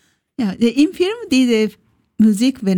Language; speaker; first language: German; non-native, learner; Japanese